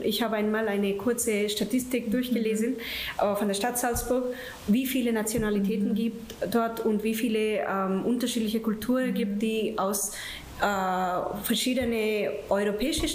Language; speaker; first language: German; non-native, fluent; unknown